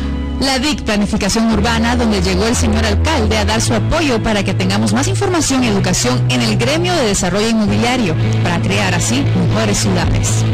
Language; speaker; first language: Spanish; native; Spanish